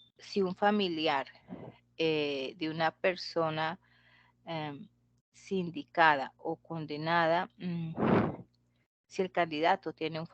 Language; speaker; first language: Spanish; native; Spanish